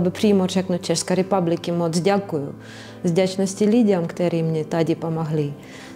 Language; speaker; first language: Czech; non-native, learner; Ukrainian